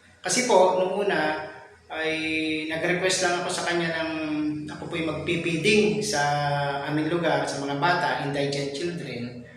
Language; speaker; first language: Filipino; non-native, local second language; Bikol